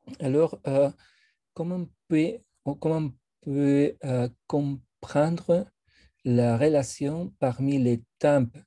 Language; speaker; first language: French; non-native, fluent; Spanish